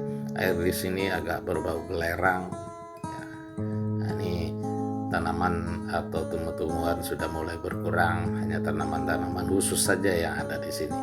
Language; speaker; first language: Indonesian; non-native, local second language; Minangkabau